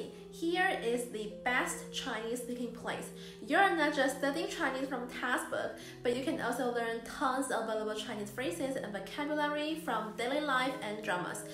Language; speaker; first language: English; non-native, fluent; Chinese